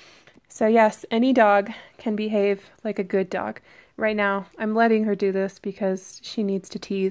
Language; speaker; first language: English; native; English